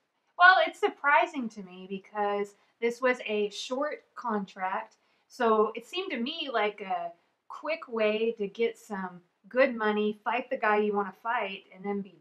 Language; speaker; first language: English; native; English